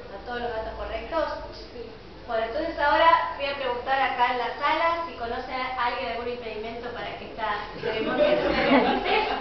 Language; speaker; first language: Spanish; native; Spanish